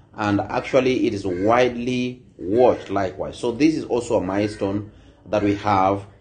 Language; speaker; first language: English; non-native, local second language; Luo (Kenya and Tanzania)